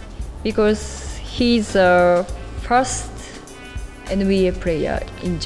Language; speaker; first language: English; non-native, learner; Japanese